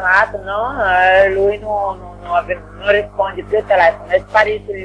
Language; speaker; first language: Italian; non-native, learner; Portuguese